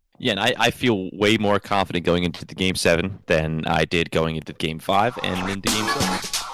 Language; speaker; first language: English; native; English